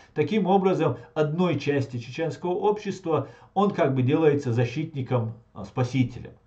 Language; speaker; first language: Russian; non-native, local second language; Chechen